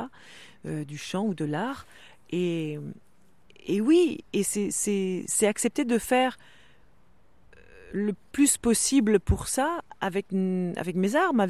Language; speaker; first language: French; non-native, local second language; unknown